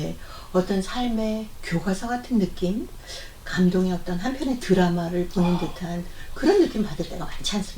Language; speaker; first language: Korean; native; Korean